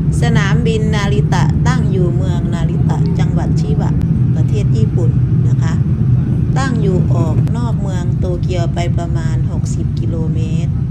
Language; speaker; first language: Thai; native; Thai